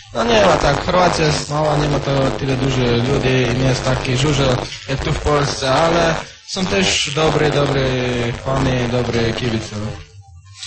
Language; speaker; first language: Polish; non-native, learner; Croatian